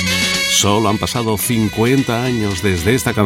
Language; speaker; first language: Spanish; native; Spanish